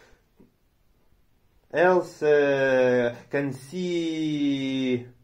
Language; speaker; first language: English; non-native, learner; Romanian